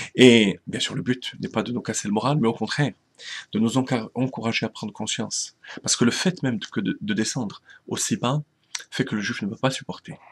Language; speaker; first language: French; native; French